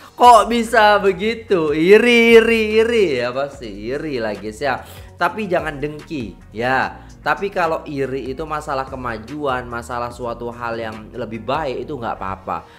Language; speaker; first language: Indonesian; native; Indonesian